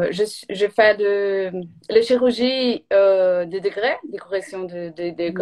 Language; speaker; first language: French; non-native, learner; Portuguese